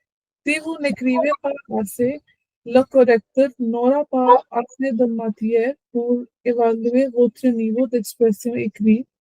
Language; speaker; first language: French; non-native, learner; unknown